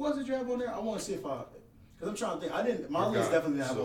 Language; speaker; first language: English; native; English